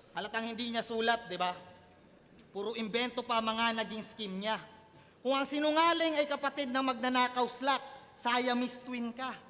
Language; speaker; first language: Filipino; non-native, local second language; Cebuano